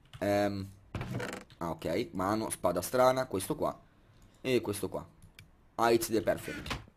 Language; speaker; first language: Italian; native; Italian